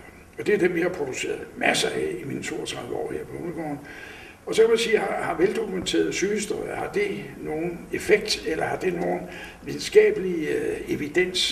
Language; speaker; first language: Danish; native; Danish